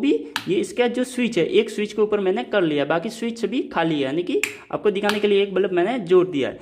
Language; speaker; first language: Hindi; native; Hindi